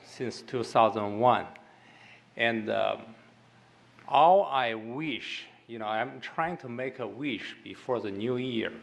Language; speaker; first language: English; non-native, fluent; Chinese